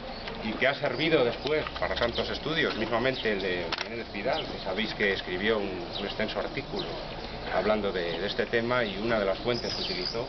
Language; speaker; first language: Spanish; native; Spanish